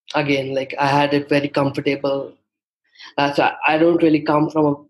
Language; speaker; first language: English; non-native, local second language; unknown